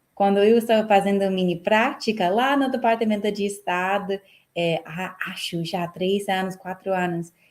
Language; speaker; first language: Portuguese; non-native, fluent; English